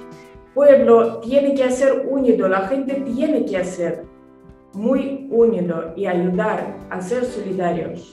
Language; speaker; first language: Spanish; non-native, fluent; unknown